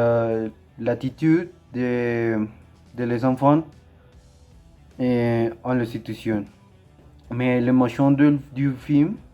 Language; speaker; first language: French; non-native, learner; Spanish